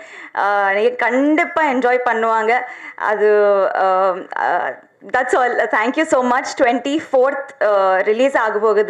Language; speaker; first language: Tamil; non-native, learner; Telugu